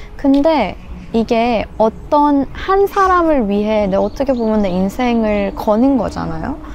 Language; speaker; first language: Korean; non-native, fluent; Persian